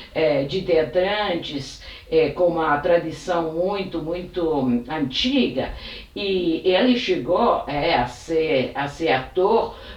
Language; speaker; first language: Portuguese; non-native, fluent; Italian